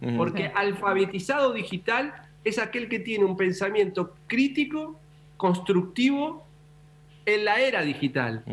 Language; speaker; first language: Spanish; native; Spanish